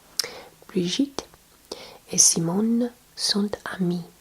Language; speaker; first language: French; non-native, learner; English